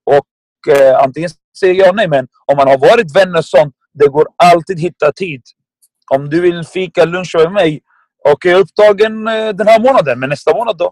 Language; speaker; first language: Swedish; non-native, fluent; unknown